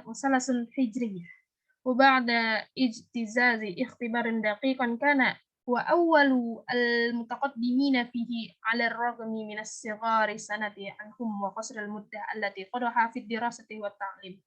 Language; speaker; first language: Arabic; non-native, learner; Indonesian